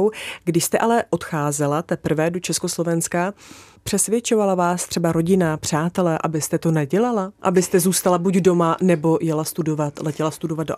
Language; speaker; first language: Czech; native; Czech